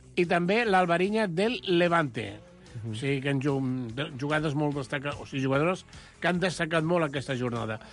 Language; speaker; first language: Catalan; non-native, local second language; Spanish